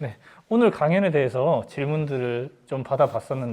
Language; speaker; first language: Korean; native; Korean